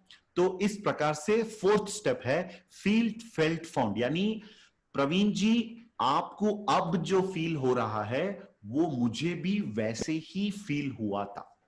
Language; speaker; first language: Hindi; native; Hindi